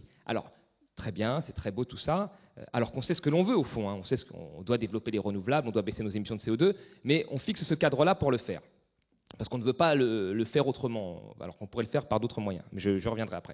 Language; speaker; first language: French; native; French